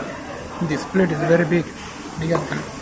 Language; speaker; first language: English; non-native, learner; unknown